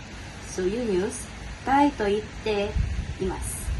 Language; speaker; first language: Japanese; non-native, learner; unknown